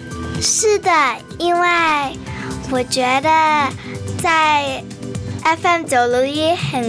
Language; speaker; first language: Chinese; early bilingual, other home language; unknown